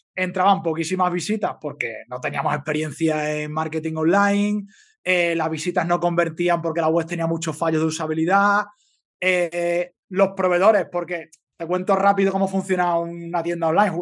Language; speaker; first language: Spanish; native; Spanish